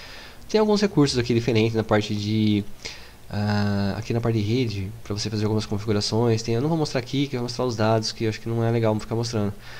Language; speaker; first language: Portuguese; native; Portuguese